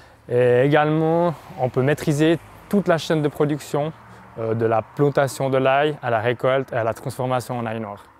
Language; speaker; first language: French; native; French